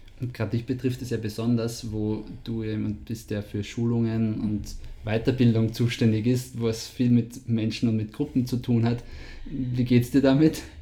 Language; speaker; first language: German; native; German